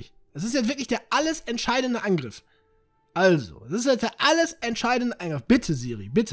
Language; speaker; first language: German; native; German